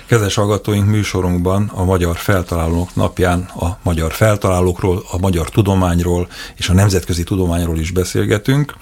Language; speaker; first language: Hungarian; native; Hungarian